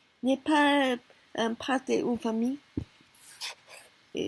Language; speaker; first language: French; non-native, learner; Korean